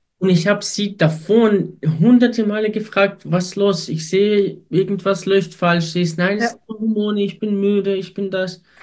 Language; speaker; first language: German; non-native, fluent; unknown